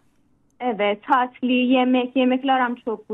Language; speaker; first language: Turkish; non-native, learner; Persian